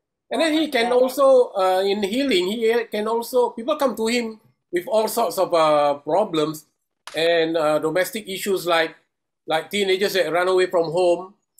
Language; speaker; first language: English; non-native, local second language; Malay